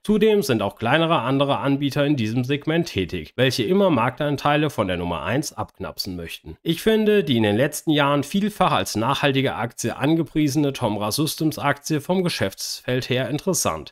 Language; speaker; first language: German; native; German